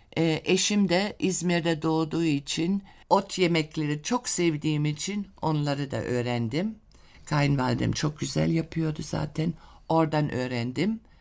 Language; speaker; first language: Turkish; non-native, fluent; German